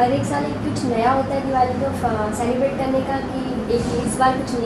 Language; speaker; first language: Hindi; native; Hindi